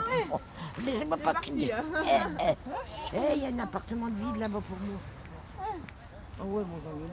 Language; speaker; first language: French; native; French